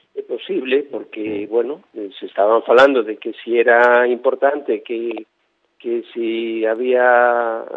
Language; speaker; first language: Spanish; native; Spanish